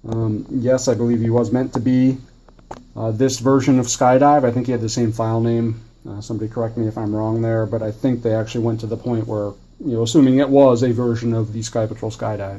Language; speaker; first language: English; native; English